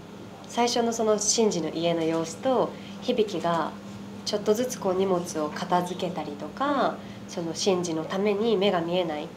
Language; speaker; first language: Japanese; native; Japanese